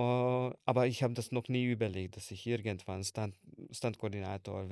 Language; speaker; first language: German; non-native, learner; Hungarian